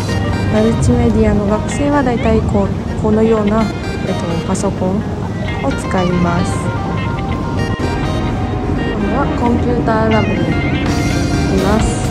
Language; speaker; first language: Japanese; non-native, fluent; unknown